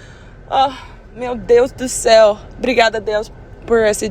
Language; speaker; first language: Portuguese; non-native, learner; English